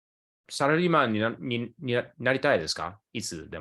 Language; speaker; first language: Japanese; early bilingual, other home language; English